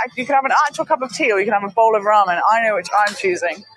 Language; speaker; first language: English; native; English